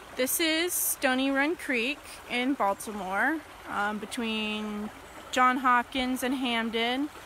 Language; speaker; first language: English; native; English